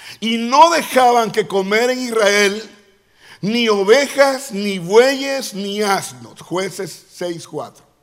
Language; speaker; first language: Spanish; native; Spanish